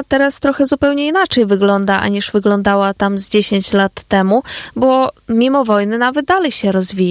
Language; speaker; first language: Polish; non-native, fluent; Ukrainian